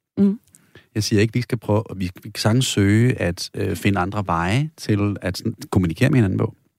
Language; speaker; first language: Danish; native; Danish